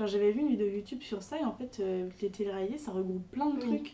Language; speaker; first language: French; native; French